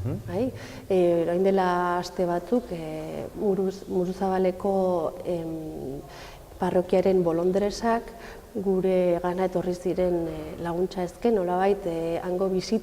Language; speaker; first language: Basque; non-native, local second language; Spanish